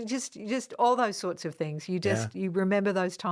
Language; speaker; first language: English; non-native, fluent; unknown